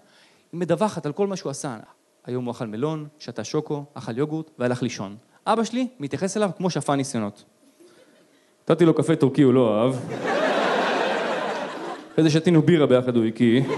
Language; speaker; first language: Hebrew; native; Hebrew